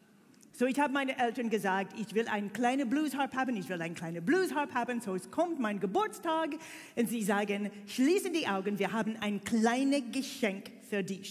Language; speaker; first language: German; non-native, learner; English